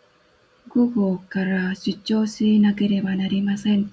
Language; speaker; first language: Japanese; non-native, learner; Vietnamese